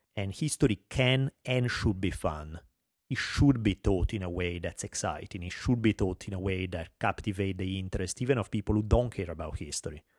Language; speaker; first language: English; non-native, fluent; Italian